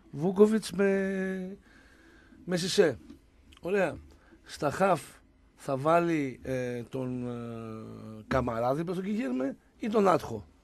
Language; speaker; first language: Greek; native; Greek